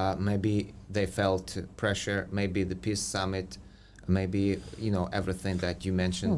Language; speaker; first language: English; non-native, fluent; Ukrainian